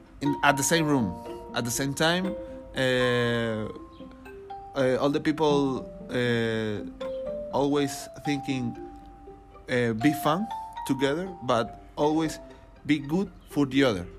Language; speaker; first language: English; non-native, learner; Spanish